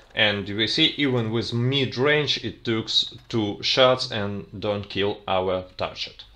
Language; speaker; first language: English; non-native, fluent; Russian